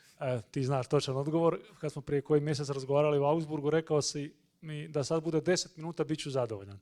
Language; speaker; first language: Bosnian; native; Bosnian